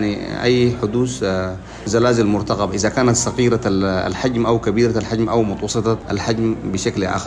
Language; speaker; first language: Arabic; native; Arabic